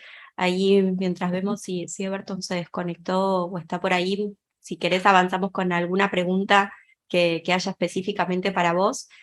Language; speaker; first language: Spanish; native; Spanish